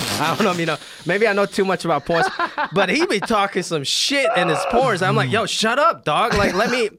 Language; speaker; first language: English; non-native, local second language; Cantonese